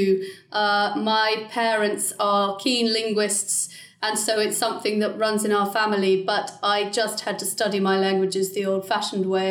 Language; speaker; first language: English; native; English